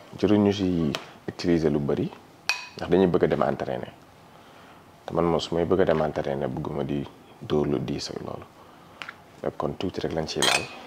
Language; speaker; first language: Wolof; early bilingual, heritage; Wolof